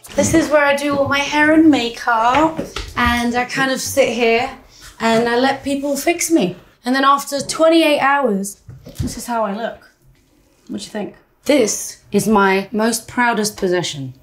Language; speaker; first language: English; native; English